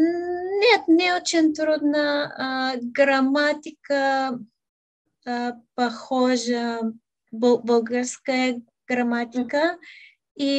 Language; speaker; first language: Russian; non-native, learner; Bulgarian